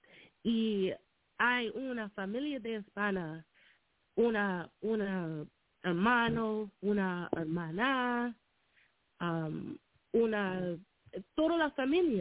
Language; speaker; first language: Spanish; non-native, learner; English